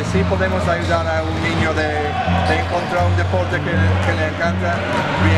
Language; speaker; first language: Spanish; non-native, fluent; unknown